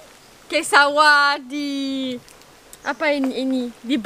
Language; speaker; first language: Indonesian; non-native, learner; French